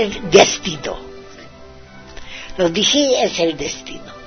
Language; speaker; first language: Spanish; non-native, fluent; Hungarian